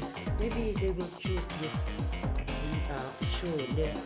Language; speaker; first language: English; non-native, local second language; Filipino